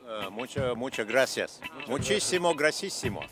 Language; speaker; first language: Spanish; non-native, learner; Russian